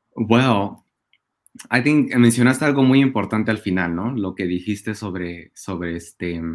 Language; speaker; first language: English; non-native, fluent; Spanish